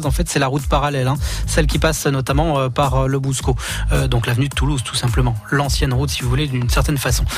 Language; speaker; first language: French; native; French